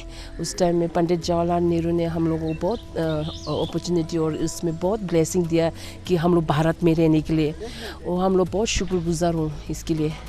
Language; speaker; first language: Hindi; non-native, local second language; Tibetan